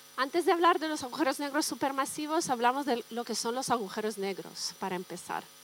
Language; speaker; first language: Spanish; non-native, fluent; Italian